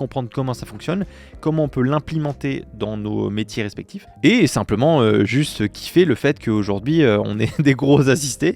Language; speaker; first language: French; native; French